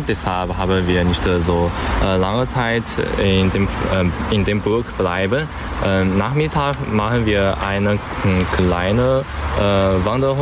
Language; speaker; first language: German; non-native, learner; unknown